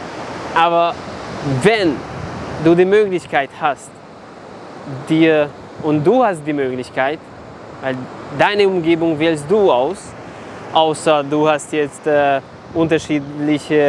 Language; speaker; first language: German; non-native, fluent; Serbian